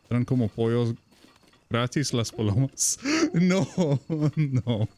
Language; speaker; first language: Spanish; non-native, fluent; English